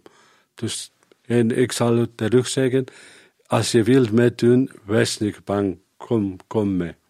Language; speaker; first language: Dutch; non-native, learner; Spanish